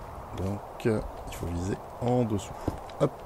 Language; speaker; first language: French; native; French